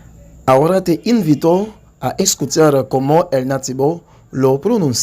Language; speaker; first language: Spanish; non-native, local second language; Haitian Creole